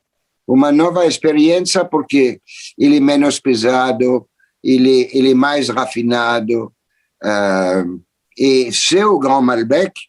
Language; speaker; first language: Portuguese; non-native, fluent; French